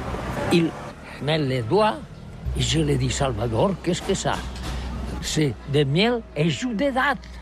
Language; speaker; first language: French; non-native, learner; Catalan